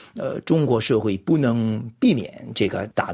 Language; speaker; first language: Chinese; non-native, fluent; French